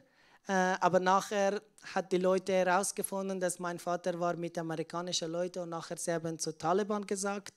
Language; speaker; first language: German; non-native, learner; Persian